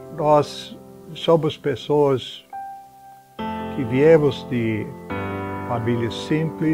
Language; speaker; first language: Portuguese; non-native, fluent; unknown